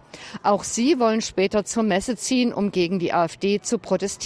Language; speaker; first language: German; native; German